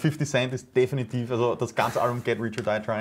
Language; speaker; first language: German; native; German